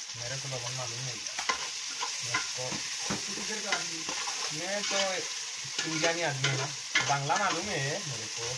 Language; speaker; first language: Hindi; non-native, learner; Bangla